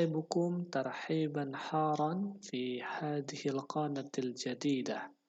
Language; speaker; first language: Arabic; non-native, fluent; Indonesian